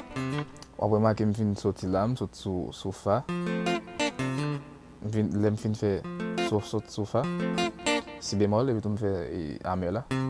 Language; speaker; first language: French; non-native, learner; Haitian Creole